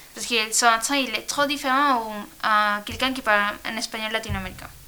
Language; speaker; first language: French; non-native, learner; Spanish